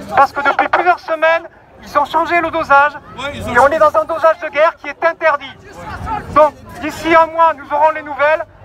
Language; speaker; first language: French; native; French